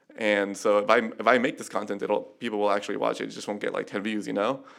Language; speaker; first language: English; native; English